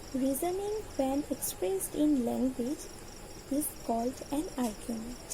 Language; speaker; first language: English; non-native, local second language; Assamese